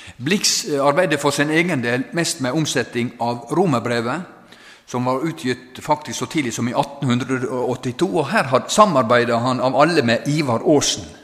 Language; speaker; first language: Norwegian; native; Norwegian